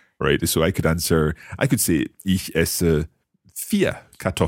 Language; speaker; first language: German; non-native, learner; English